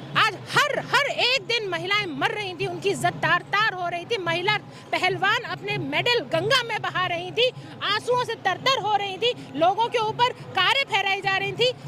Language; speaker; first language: Hindi; native; Hindi